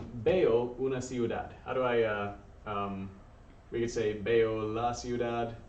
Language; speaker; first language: Spanish; non-native, fluent; English